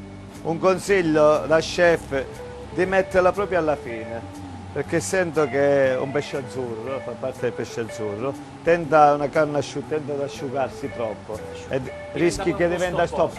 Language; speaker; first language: Italian; native; Italian